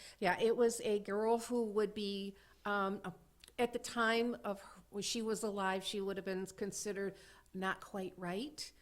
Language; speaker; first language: English; native; English